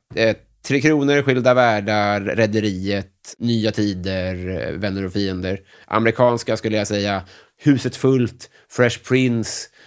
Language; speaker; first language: Swedish; native; Swedish